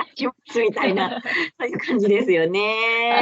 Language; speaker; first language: Japanese; native; Japanese